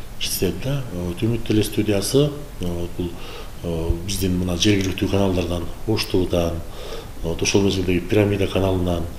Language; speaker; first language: Kyrgyz; native; Kyrgyz